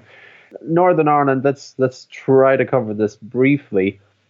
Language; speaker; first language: English; native; English